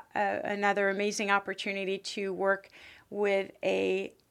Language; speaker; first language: English; early bilingual, other home language; French